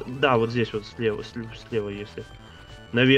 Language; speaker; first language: Russian; native; Russian